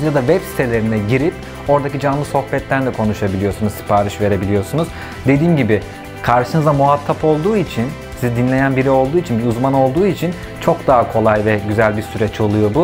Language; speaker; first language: Turkish; native; Turkish